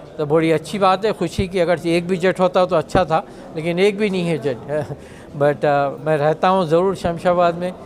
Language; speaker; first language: Hindi; non-native, local second language; Urdu